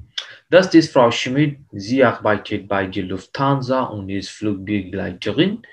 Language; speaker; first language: German; non-native, learner; Hindi